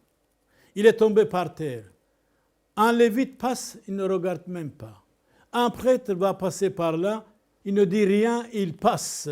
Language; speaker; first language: French; non-native, local second language; Arabic